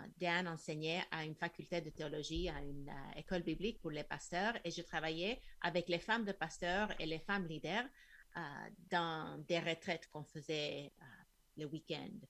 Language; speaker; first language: French; non-native, fluent; Spanish